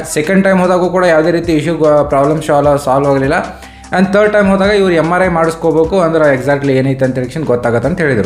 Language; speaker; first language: Kannada; native; Kannada